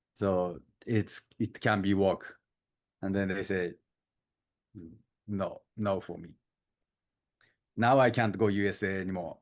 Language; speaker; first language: English; non-native, learner; Japanese